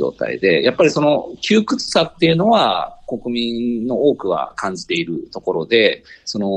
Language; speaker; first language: Japanese; native; Japanese